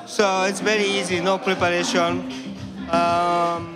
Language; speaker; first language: English; non-native, learner; Japanese